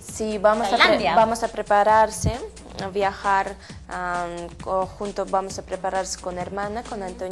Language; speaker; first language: Spanish; non-native, learner; Russian